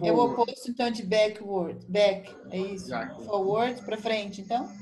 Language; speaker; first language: Portuguese; native; Portuguese